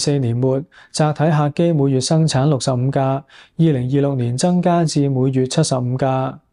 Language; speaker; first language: Cantonese; native; Cantonese